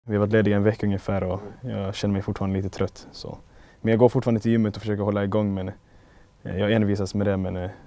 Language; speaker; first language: Swedish; native; Swedish